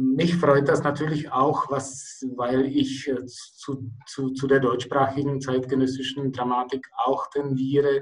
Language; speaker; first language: German; non-native, fluent; Czech